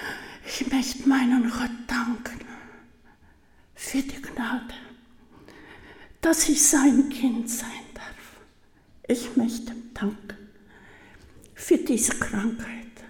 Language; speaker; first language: German; early bilingual, heritage; German